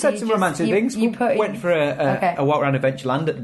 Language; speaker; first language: English; native; English